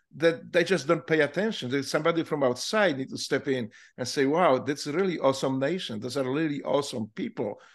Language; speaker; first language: English; non-native, fluent; Polish